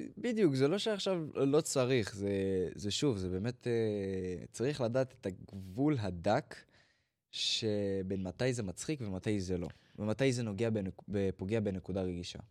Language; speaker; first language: Hebrew; native; Hebrew